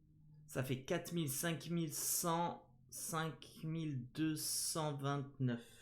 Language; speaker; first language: French; native; French